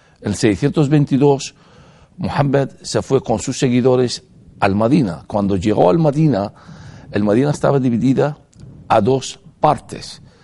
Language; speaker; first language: Spanish; non-native, fluent; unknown